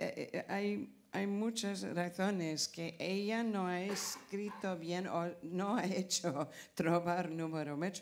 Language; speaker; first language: Spanish; non-native, fluent; English